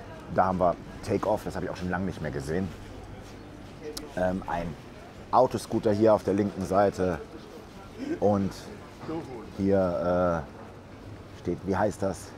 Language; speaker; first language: German; native; German